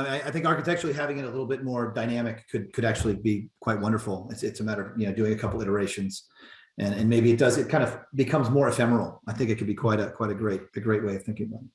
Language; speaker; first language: English; native; English